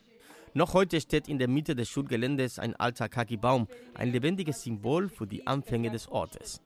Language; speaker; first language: German; native; German